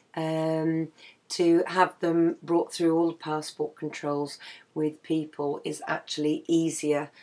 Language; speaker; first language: English; native; English